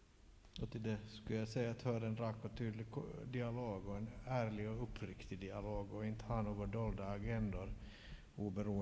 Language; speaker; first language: Swedish; native; Swedish